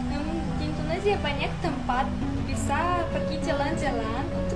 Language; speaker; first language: Indonesian; non-native, learner; Russian